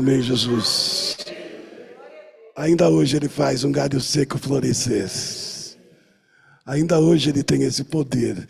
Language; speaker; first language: Portuguese; native; Portuguese